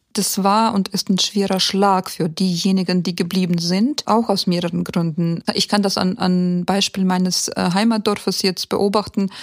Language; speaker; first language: German; early bilingual, heritage; German